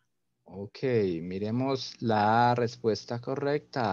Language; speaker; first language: Spanish; non-native, fluent; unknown